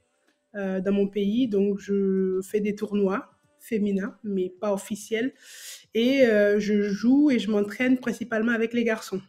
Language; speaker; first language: French; native; French